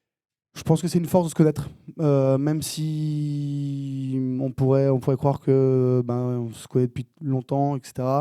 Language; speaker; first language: French; native; French